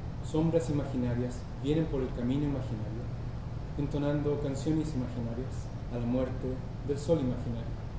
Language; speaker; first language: Spanish; early bilingual, heritage; Spanish